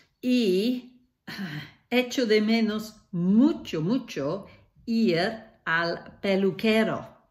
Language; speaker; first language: Spanish; non-native, fluent; English